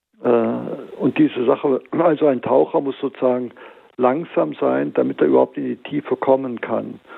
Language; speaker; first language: German; native; German